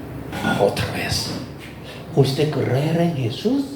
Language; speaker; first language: Spanish; non-native, fluent; Korean